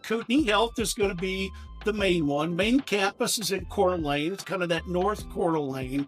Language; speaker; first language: English; native; English